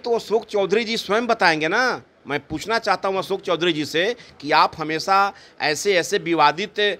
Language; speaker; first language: Hindi; native; Hindi